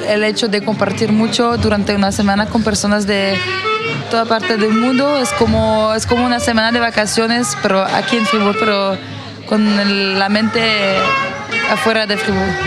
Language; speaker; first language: Spanish; non-native, fluent; French